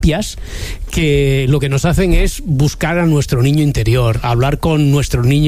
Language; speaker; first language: Spanish; native; Spanish